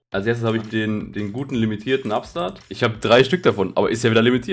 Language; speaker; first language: German; native; German